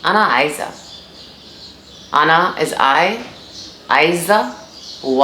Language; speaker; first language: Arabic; non-native, learner; English